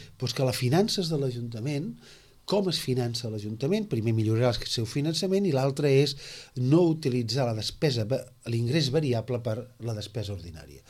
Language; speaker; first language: Catalan; native; Catalan